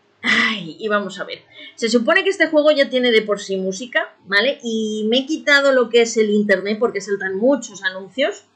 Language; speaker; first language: Spanish; native; Spanish